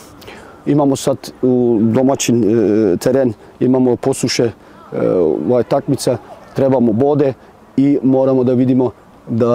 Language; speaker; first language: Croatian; non-native, learner; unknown